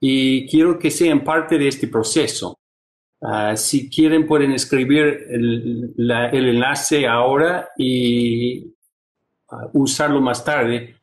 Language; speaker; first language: Spanish; non-native, fluent; English